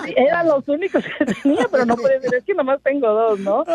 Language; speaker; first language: Spanish; native; Spanish